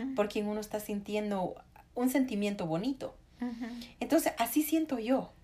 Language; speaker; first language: Spanish; native; Spanish